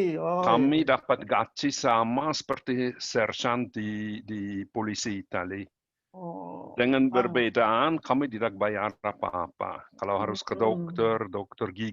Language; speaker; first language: Indonesian; non-native, learner; German